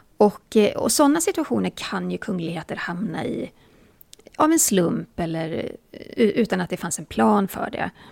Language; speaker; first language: Swedish; native; Swedish